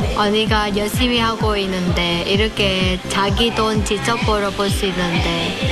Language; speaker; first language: Korean; non-native, learner; Vietnamese